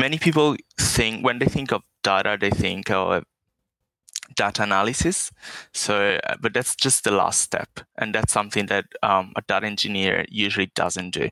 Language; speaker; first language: English; non-native, fluent; Italian